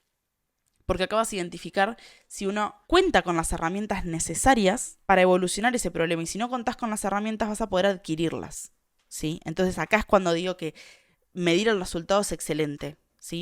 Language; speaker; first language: Spanish; native; Spanish